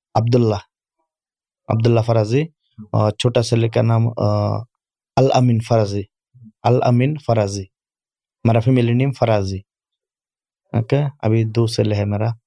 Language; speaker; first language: Urdu; non-native, learner; Bangla